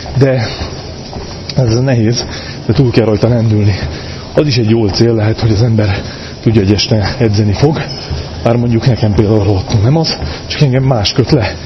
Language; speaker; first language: Hungarian; native; Hungarian